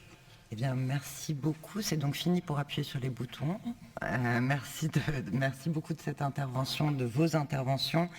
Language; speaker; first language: French; native; French